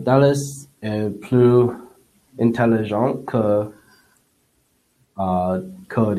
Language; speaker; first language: French; non-native, learner; English